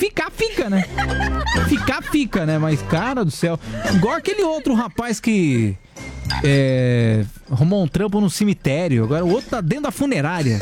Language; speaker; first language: Portuguese; native; Portuguese